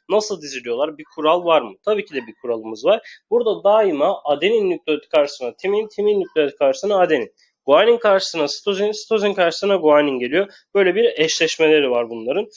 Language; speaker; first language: Turkish; native; Turkish